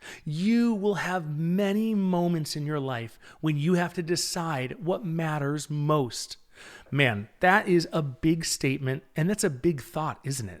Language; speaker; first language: English; native; English